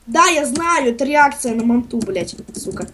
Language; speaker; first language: Russian; native; Russian